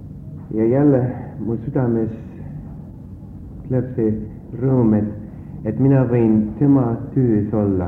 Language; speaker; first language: Estonian; early bilingual, heritage; Estonian